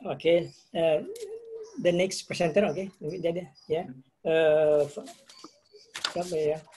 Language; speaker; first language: English; non-native, fluent; Indonesian